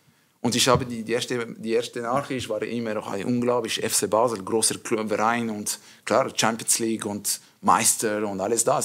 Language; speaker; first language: German; non-native, learner; French